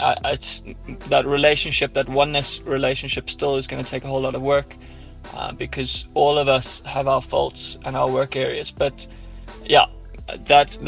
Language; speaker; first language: English; native; English